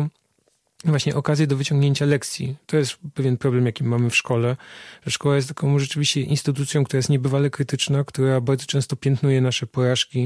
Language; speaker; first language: Polish; native; Polish